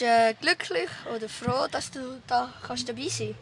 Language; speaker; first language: German; native; German